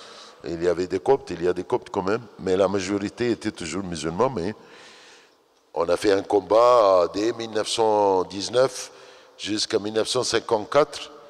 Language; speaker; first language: French; non-native, fluent; Arabic